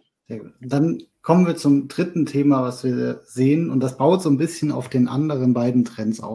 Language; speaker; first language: German; native; German